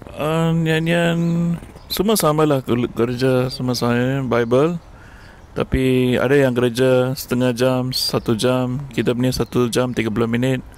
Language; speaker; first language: Malay; non-native, local second language; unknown